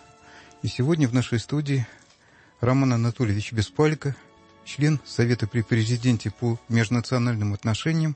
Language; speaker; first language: Russian; native; Russian